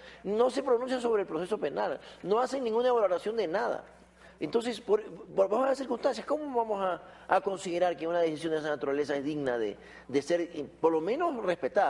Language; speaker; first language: Spanish; native; Spanish